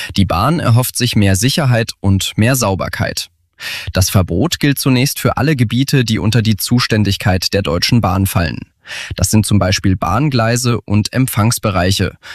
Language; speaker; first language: German; native; German